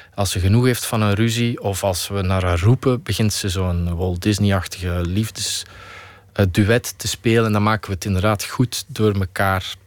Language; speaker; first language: Dutch; native; Dutch